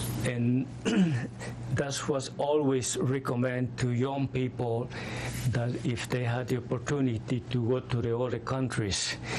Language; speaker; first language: English; non-native, fluent; Spanish